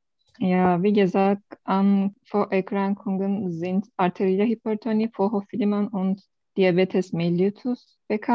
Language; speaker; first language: German; non-native, learner; Turkish